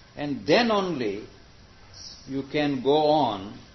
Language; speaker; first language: English; non-native, local second language; Gujarati